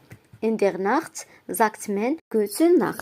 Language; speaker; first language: German; non-native, fluent; Arabic